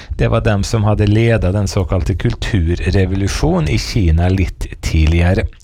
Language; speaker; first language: Norwegian; native; Norwegian